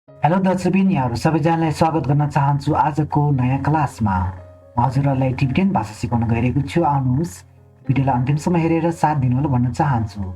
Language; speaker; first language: Nepali; non-native, local second language; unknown